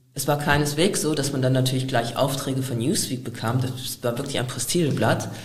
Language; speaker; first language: German; native; German